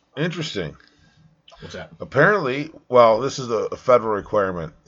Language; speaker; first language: English; early bilingual, other home language; Italian